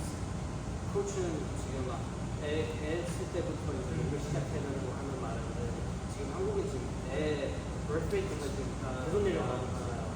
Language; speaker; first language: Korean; early bilingual, heritage; Korean